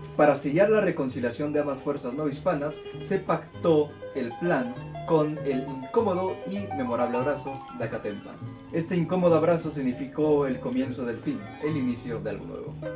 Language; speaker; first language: Spanish; native; Spanish